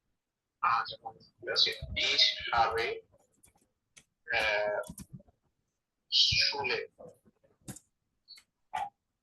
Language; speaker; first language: German; non-native, learner; Bangla